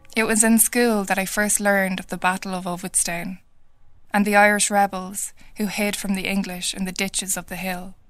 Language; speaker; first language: English; native; English